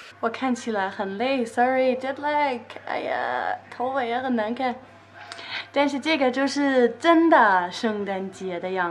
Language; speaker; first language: Chinese; non-native, fluent; Danish